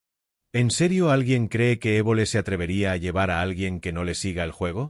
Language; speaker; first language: Spanish; native; Spanish